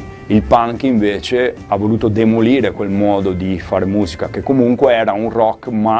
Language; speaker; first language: Italian; native; Italian